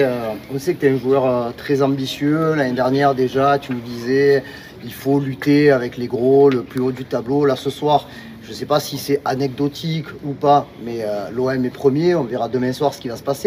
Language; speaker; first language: French; native; French